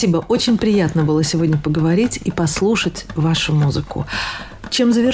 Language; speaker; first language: Russian; native; Russian